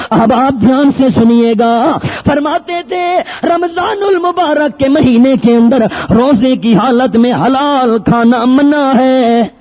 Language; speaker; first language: Urdu; non-native, local second language; Pashto